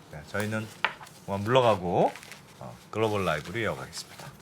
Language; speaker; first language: Korean; native; Korean